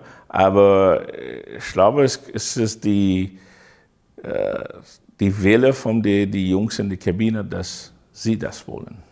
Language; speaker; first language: German; non-native, fluent; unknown